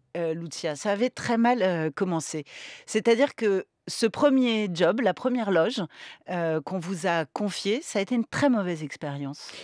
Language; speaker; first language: French; native; French